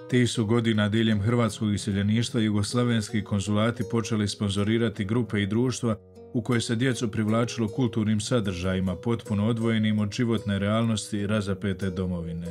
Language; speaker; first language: Croatian; native; Croatian